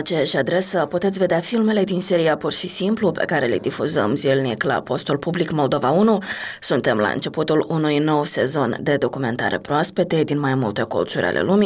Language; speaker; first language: Romanian; native; Romanian